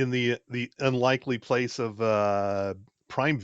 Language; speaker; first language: English; native; English